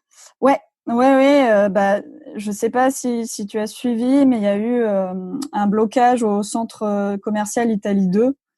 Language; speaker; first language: French; native; French